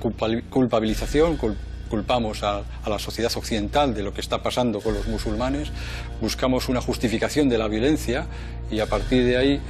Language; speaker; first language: Spanish; native; Spanish